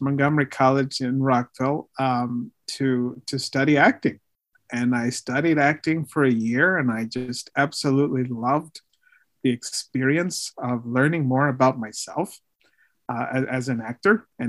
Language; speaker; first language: English; early bilingual, other home language; Spanish